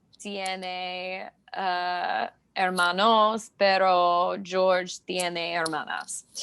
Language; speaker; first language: Spanish; non-native, learner; English